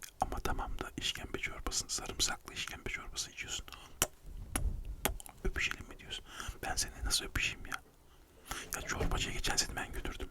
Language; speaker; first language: Turkish; native; Turkish